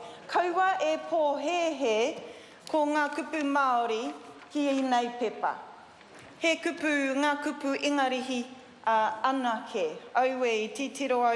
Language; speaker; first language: Māori; non-native, learner; English